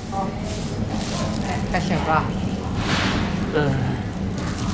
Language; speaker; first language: Chinese; native; Chinese